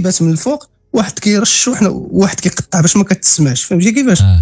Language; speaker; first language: Arabic; native; Arabic